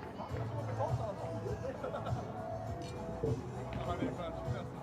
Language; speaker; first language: Swedish; non-native, learner; French